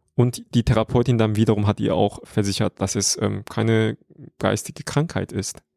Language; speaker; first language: German; non-native, fluent; Korean